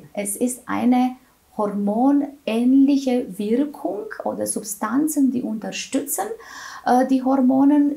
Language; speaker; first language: German; non-native, fluent; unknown